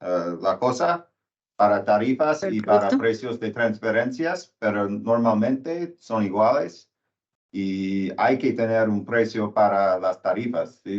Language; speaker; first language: Spanish; non-native, learner; English